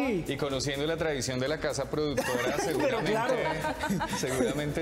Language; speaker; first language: Spanish; native; Spanish